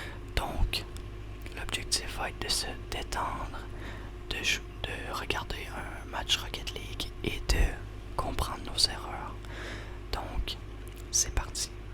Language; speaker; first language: French; native; French